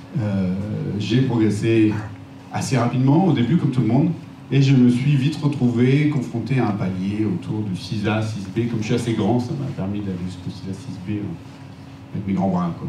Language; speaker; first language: French; native; French